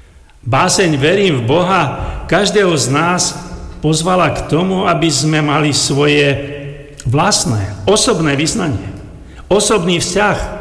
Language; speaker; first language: Slovak; native; Slovak